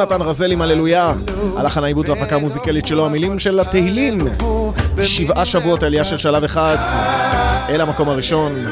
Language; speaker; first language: Hebrew; native; Hebrew